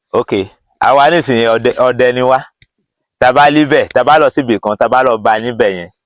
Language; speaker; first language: Yoruba; non-native, local second language; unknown